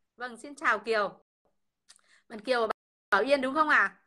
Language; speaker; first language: Vietnamese; native; Vietnamese